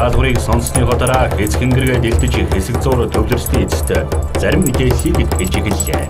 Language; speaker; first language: Mongolian; native; Mongolian